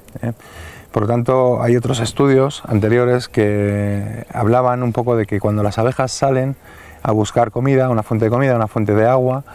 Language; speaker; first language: Spanish; native; Spanish